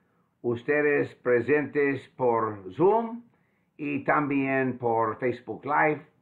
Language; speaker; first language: Spanish; non-native, fluent; English